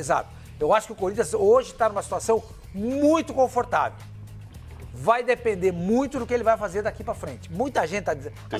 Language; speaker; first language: Portuguese; native; Portuguese